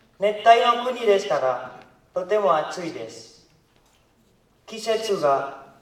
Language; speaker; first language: Japanese; non-native, learner; Indonesian